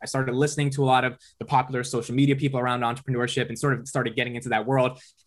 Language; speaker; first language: English; native; English